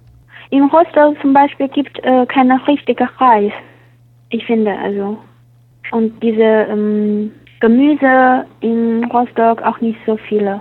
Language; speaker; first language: German; non-native, learner; Chinese